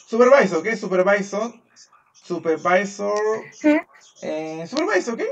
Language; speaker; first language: English; non-native, fluent; Spanish